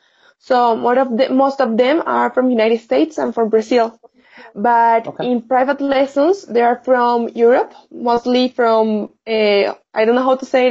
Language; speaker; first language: English; non-native, learner; Spanish